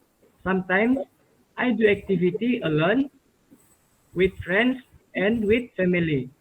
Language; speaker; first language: English; non-native, local second language; Malay